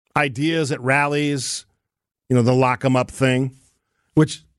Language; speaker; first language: English; native; English